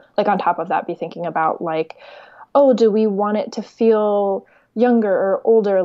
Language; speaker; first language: English; native; English